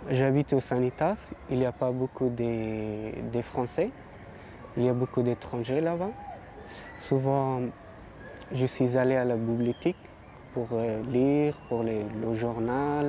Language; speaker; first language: French; non-native, learner; Persian